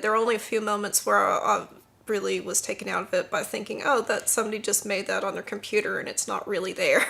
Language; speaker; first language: English; native; English